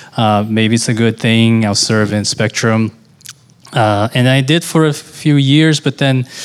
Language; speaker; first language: English; non-native, fluent; Portuguese